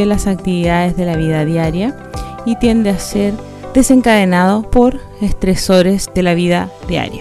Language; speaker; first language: Spanish; native; Spanish